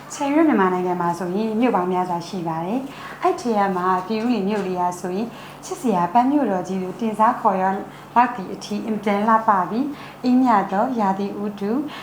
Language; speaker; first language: Burmese; non-native, local second language; Shan